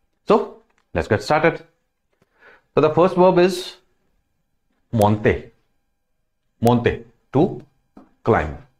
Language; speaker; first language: English; non-native, local second language; Hindi